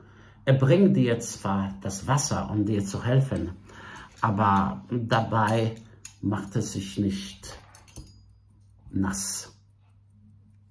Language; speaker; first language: German; non-native, fluent; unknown